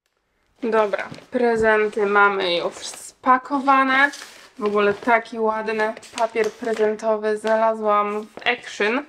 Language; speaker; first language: Polish; native; Polish